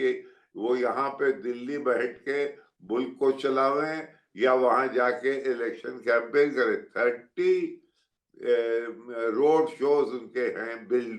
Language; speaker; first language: Hindi; native; Hindi